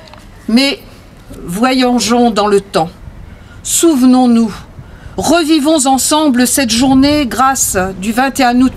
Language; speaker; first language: French; native; French